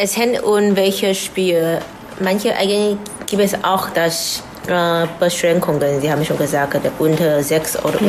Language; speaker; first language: German; non-native, learner; Chinese